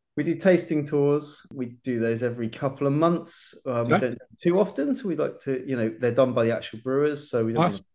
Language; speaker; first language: English; native; English